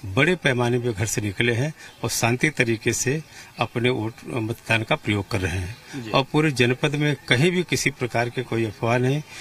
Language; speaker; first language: Hindi; native; Hindi